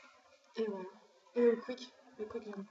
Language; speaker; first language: French; native; French